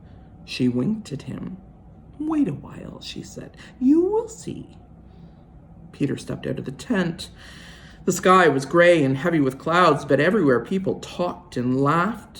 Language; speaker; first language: English; native; English